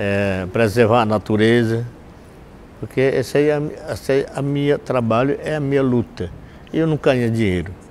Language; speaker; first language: Portuguese; non-native, local second language; Yanomámi